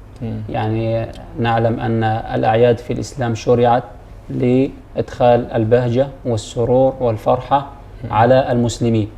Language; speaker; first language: Arabic; native; Arabic